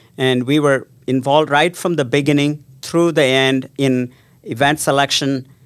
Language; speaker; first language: English; non-native, local second language; Tamil